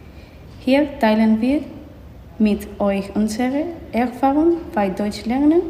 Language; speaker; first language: German; non-native, learner; Spanish